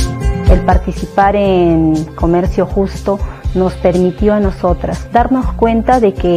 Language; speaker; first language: Spanish; native; Spanish